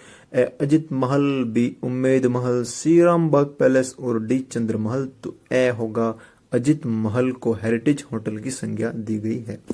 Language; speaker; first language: Hindi; native; Hindi